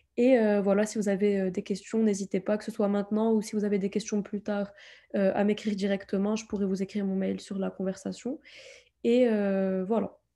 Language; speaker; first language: French; non-native, local second language; Arabic